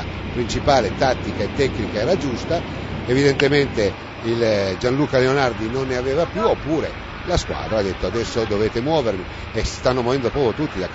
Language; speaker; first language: Italian; native; Italian